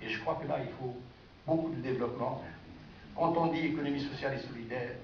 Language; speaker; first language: French; non-native, local second language; Arabic